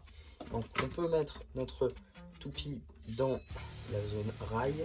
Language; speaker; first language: French; native; French